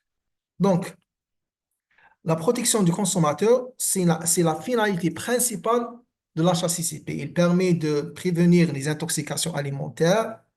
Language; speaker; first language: French; non-native, local second language; Arabic